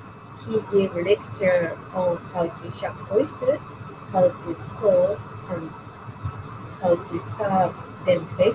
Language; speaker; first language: English; non-native, learner; Japanese